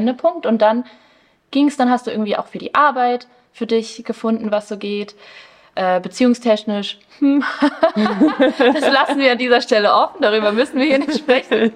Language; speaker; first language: German; early bilingual, other home language; Spanish